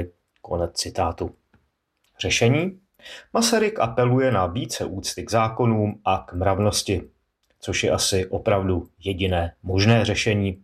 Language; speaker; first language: Czech; native; Czech